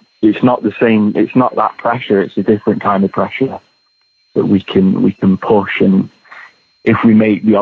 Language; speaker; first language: English; native; English